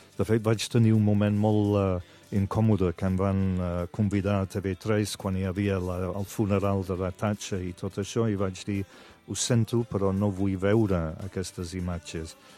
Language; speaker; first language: Catalan; non-native, fluent; English